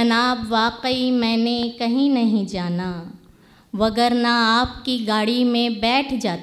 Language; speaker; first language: Hindi; native; Hindi